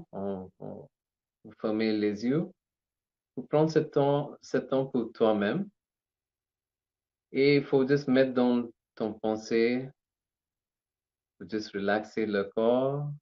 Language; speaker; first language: French; non-native, learner; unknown